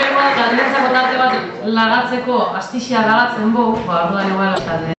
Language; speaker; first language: Basque; native; Basque